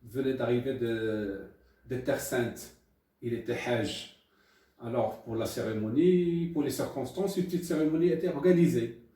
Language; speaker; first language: French; non-native, local second language; Arabic